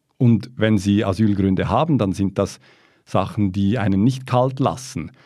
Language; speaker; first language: German; native; German